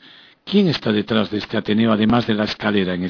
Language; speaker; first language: Spanish; native; Spanish